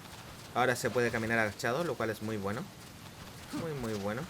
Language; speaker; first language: Spanish; native; Spanish